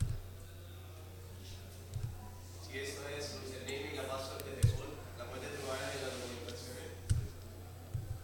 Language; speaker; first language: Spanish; non-native, learner; Italian